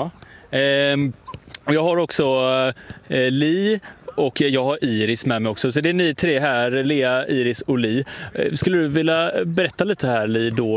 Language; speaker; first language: Swedish; native; Swedish